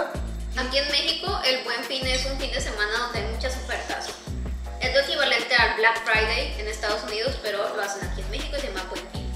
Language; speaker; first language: Spanish; native; Spanish